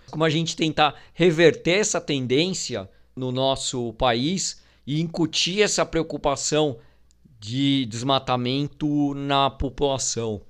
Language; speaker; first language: Portuguese; native; Portuguese